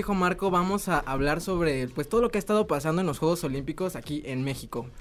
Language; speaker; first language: Spanish; native; Spanish